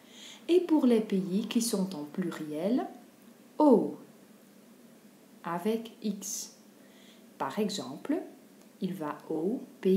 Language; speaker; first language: French; non-native, fluent; Dutch